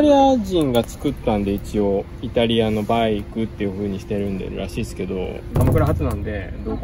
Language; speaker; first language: Japanese; native; Japanese